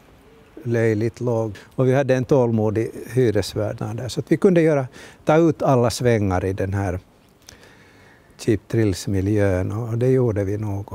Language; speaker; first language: Swedish; native; Swedish